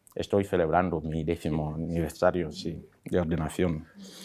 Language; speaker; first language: Spanish; non-native, local second language; Fang